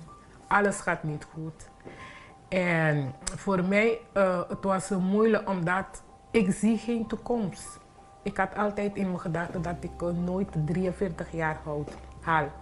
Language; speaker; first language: Dutch; non-native, fluent; Papiamento